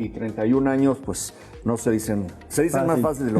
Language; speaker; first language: Spanish; native; Spanish